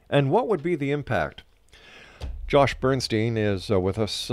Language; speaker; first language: English; native; English